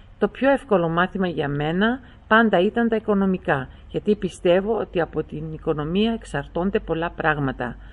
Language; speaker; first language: Greek; early bilingual, heritage; Greek